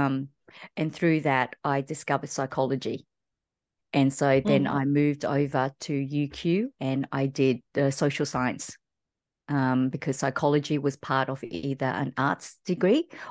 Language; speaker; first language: English; early bilingual, other home language; Vietnamese